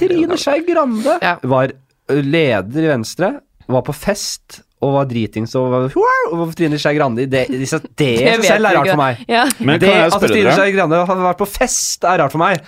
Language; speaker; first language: Norwegian; native; Norwegian